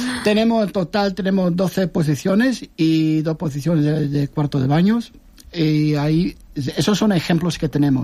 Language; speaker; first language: Spanish; non-native, fluent; Dutch